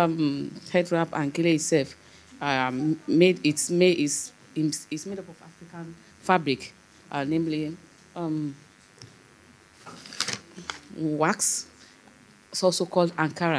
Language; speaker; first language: English; non-native, local second language; Yoruba